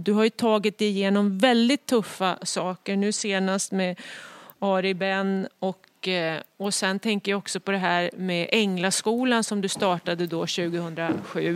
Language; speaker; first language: Swedish; native; Swedish